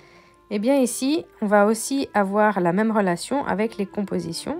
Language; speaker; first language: French; native; French